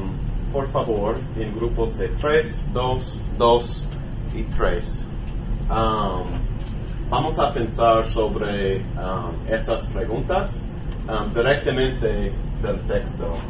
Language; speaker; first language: Spanish; non-native, learner; English